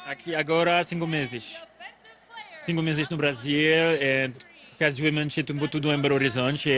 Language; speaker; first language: Portuguese; non-native, fluent; French